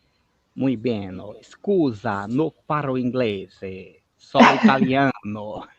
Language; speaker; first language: Italian; non-native, learner; Portuguese